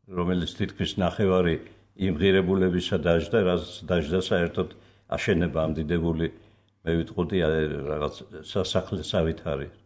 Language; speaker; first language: Georgian; native; Georgian